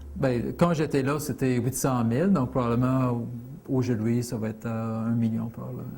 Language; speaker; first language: French; non-native, fluent; English